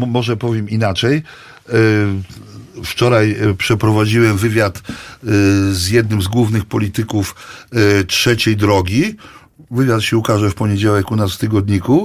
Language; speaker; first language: Polish; native; Polish